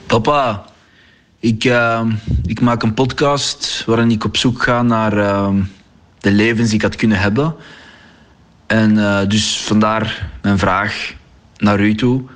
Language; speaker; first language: Dutch; early bilingual, other home language; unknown